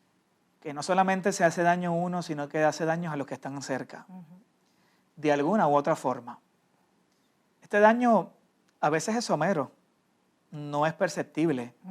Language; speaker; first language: Spanish; native; Spanish